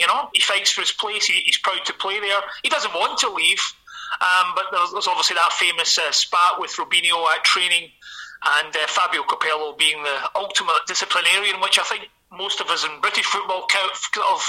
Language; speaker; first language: English; native; English